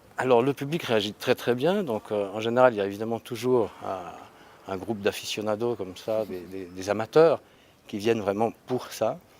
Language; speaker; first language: French; native; French